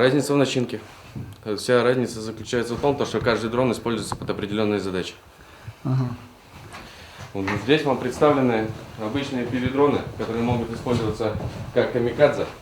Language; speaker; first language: Russian; native; Russian